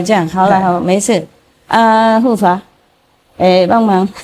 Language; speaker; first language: Chinese; non-native, fluent; Vietnamese